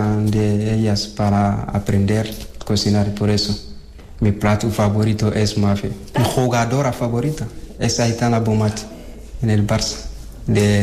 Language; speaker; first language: Spanish; non-native, learner; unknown